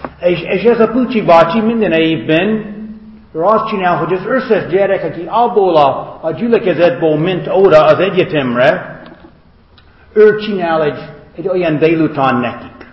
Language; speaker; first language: Hungarian; non-native, learner; English